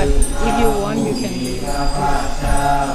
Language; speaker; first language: English; non-native, learner; Thai